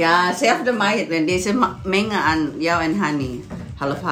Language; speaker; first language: Dutch; non-native, learner; Indonesian